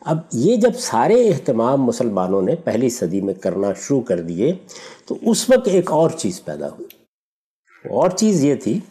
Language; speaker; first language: Urdu; non-native, local second language; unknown